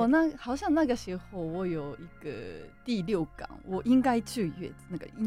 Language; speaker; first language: Chinese; non-native, fluent; Japanese